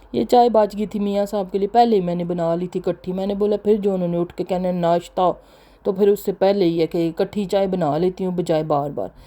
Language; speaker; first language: Urdu; non-native, local second language; Punjabi